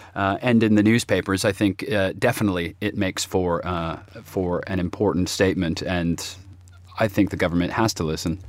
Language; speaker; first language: English; native; English